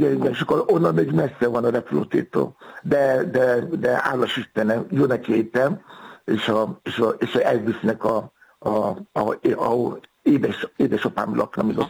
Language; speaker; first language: Hungarian; non-native, fluent; Yoruba